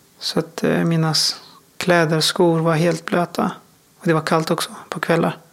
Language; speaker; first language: Swedish; non-native, fluent; Persian